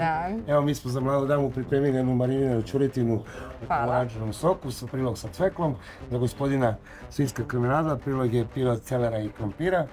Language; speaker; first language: Serbian; native; Serbian